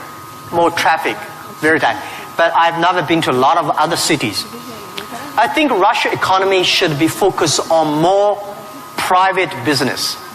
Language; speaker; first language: English; non-native, fluent; Chinese